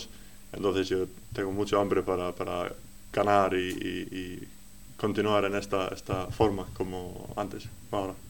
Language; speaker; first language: Spanish; non-native, learner; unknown